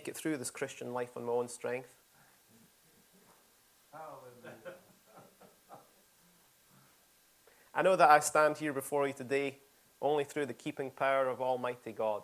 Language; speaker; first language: English; native; English